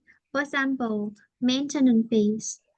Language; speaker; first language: English; non-native, fluent; Vietnamese